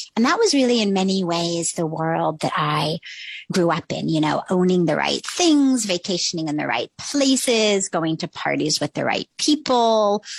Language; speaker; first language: English; native; English